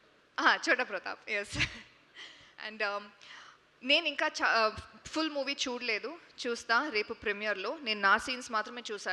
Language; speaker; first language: Telugu; non-native, fluent; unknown